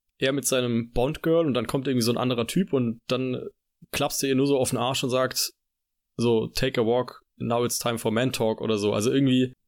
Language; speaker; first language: German; native; German